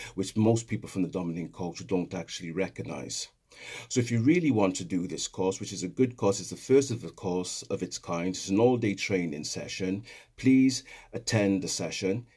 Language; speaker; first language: English; native; English